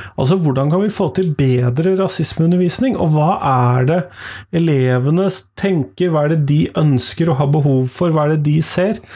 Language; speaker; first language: Norwegian; native; Norwegian